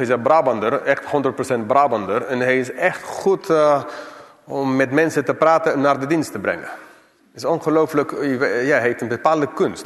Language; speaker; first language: Dutch; non-native, fluent; English